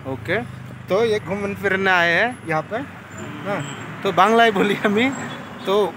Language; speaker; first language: Hindi; non-native, local second language; Bangla